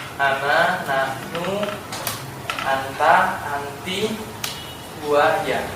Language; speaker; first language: Arabic; non-native, learner; Indonesian